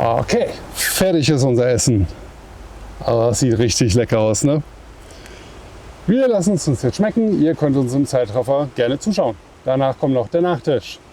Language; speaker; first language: German; native; German